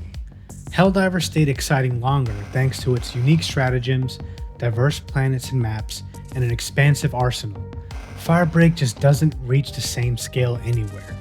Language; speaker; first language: English; native; English